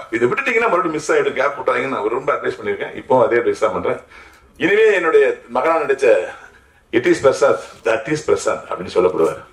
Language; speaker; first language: Tamil; native; Tamil